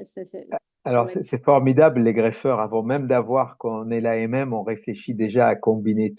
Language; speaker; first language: French; native; French